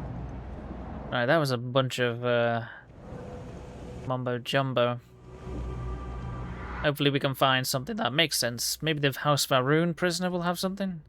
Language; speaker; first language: English; native; English